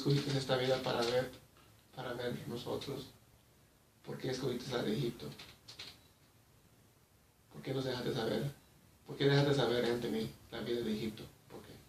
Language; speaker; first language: Spanish; early bilingual, heritage; Spanish